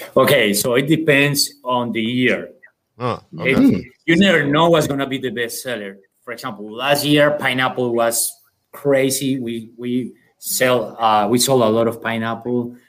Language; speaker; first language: English; non-native, fluent; Spanish